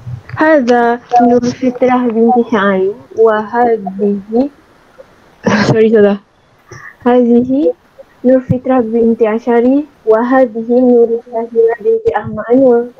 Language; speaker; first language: Arabic; non-native, learner; Malay